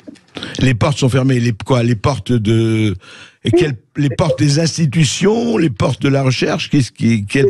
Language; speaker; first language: French; native; French